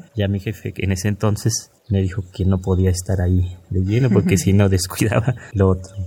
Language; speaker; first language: Spanish; native; Spanish